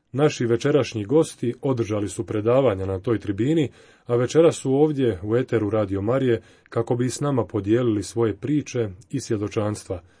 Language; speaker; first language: Croatian; native; Croatian